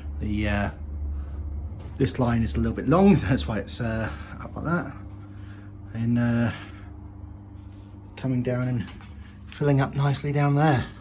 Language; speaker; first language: English; native; English